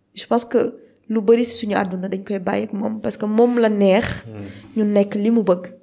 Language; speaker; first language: French; non-native, local second language; Wolof